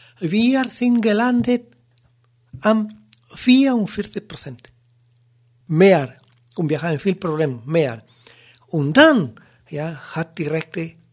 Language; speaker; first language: German; non-native, learner; Spanish